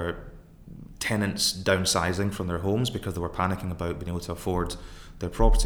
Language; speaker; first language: English; native; English